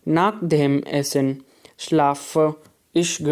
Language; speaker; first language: German; non-native, learner; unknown